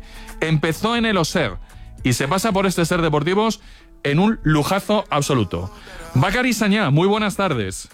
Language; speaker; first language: Spanish; native; Spanish